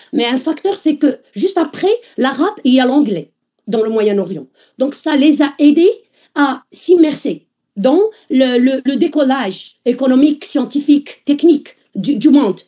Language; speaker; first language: French; non-native, local second language; Arabic